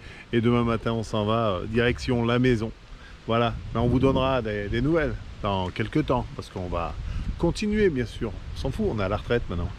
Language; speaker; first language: French; native; French